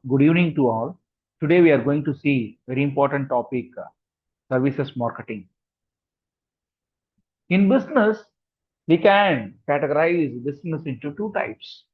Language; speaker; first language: English; non-native, local second language; Tamil